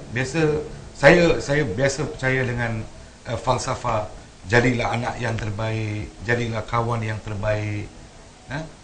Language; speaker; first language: Malay; non-native, local second language; Tamil